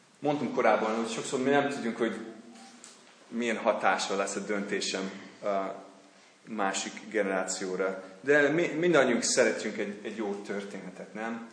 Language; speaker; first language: Hungarian; non-native, fluent; English